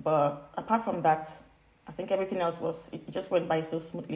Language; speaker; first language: English; non-native, local second language; Yoruba